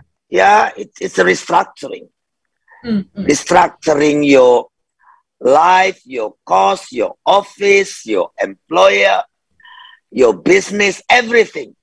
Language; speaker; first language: English; non-native, fluent; Indonesian